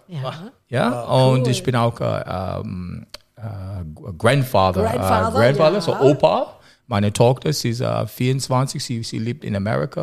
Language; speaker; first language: German; non-native, learner; English